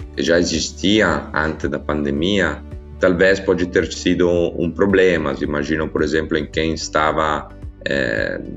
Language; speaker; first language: Portuguese; non-native, fluent; Italian